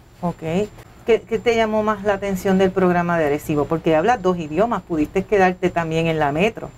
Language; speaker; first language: Spanish; native; Spanish